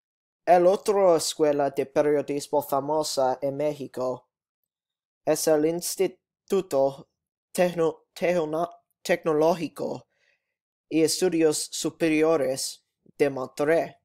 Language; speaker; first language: Spanish; non-native, learner; English